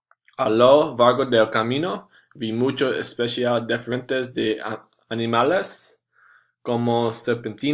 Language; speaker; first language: Spanish; non-native, learner; English